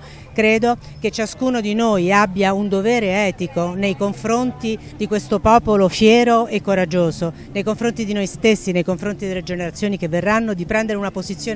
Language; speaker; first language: Italian; native; Italian